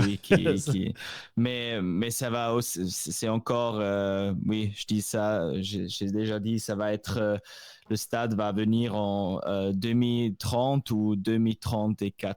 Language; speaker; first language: French; non-native, local second language; Swiss German